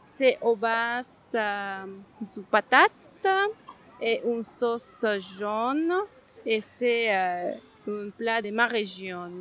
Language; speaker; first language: French; non-native, fluent; Spanish